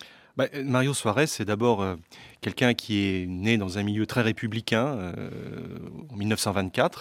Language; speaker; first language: French; native; French